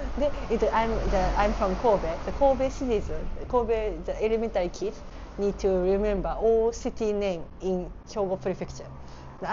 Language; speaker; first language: Japanese; native; Japanese